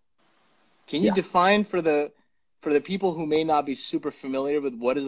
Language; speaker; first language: English; non-native, local second language; Punjabi